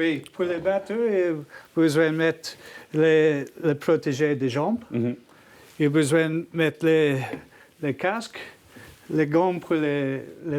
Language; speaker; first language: French; non-native, learner; English